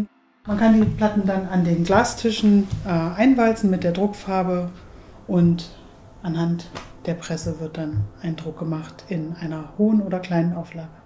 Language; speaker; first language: German; native; German